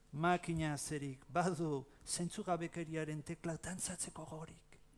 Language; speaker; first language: Basque; native; Basque